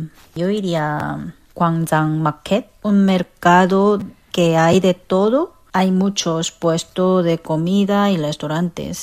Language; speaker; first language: Spanish; non-native, fluent; Korean